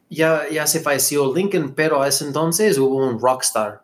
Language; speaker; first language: Spanish; non-native, fluent; English